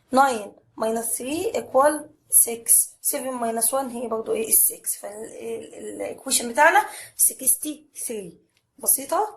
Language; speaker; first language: Arabic; native; Arabic